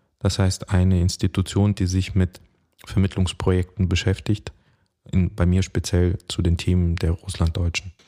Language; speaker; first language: German; early bilingual, other home language; Russian